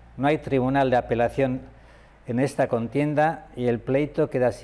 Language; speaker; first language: Spanish; non-native, local second language; Basque